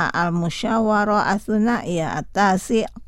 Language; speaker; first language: Arabic; non-native, fluent; Indonesian